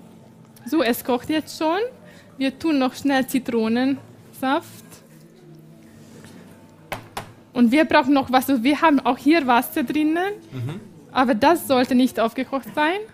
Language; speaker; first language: German; non-native, fluent; Hungarian